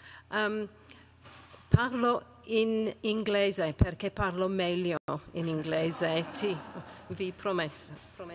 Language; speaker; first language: Italian; non-native, learner; English